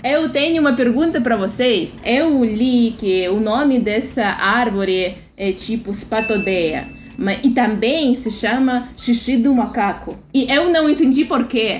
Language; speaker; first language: Portuguese; non-native, fluent; Russian